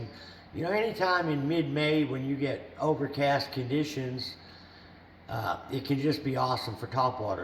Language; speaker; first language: English; native; English